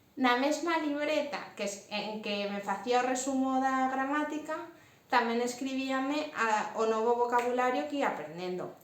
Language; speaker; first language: Galician; non-native, local second language; Spanish